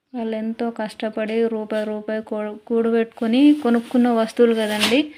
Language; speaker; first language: Telugu; native; Telugu